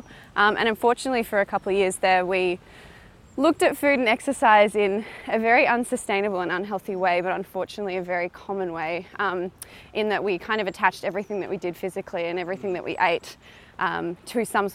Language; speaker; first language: English; native; English